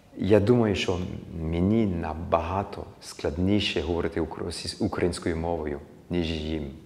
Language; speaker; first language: Ukrainian; early bilingual, heritage; Ukrainian